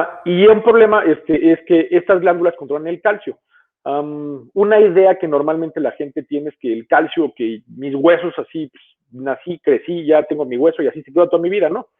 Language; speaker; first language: Spanish; native; Spanish